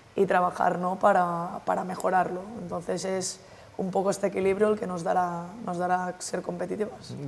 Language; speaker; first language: Spanish; native; Spanish